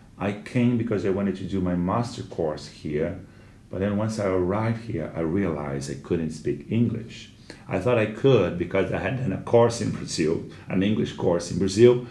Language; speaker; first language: English; non-native, fluent; Portuguese